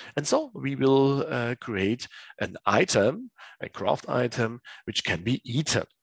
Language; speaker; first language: English; non-native, learner; German